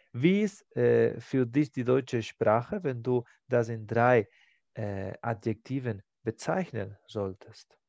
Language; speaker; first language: German; non-native, fluent; Spanish